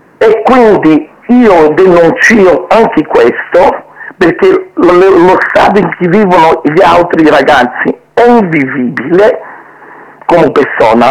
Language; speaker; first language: Italian; non-native, fluent; Portuguese